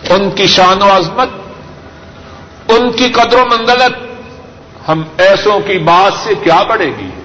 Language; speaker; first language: Urdu; non-native, local second language; Punjabi